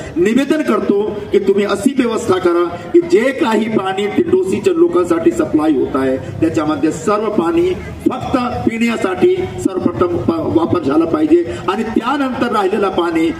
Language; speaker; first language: Marathi; non-native, local second language; Hindi